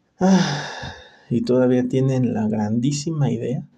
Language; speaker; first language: Spanish; native; Spanish